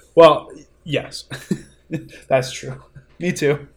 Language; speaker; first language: English; native; English